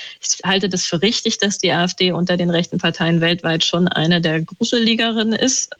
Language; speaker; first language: German; native; German